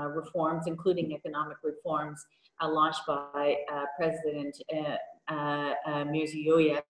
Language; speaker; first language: English; native; English